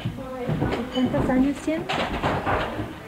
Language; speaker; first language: Spanish; non-native, fluent; English